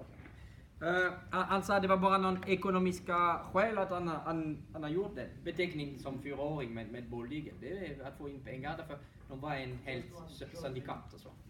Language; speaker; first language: Swedish; non-native, fluent; French